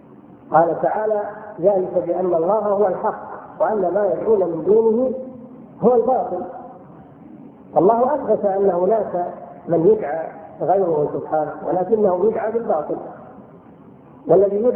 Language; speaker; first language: Arabic; native; Arabic